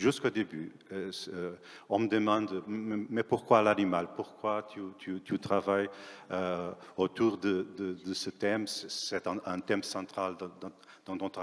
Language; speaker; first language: French; non-native, fluent; Portuguese